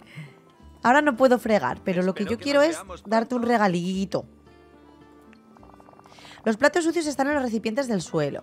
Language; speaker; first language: Spanish; native; Spanish